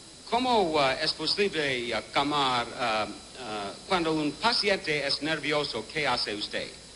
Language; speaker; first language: Spanish; non-native, learner; English